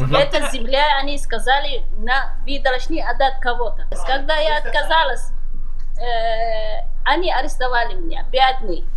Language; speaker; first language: Russian; non-native, learner; Somali